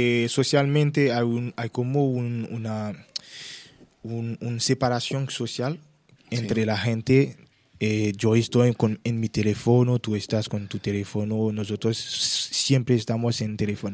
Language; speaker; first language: Spanish; non-native, learner; Haitian Creole